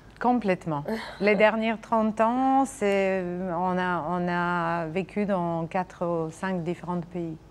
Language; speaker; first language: French; non-native, fluent; Serbian